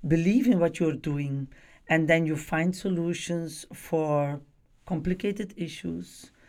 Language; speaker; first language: English; non-native, fluent; Dutch